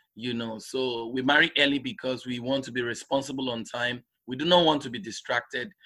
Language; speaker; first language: English; non-native, local second language; Igbo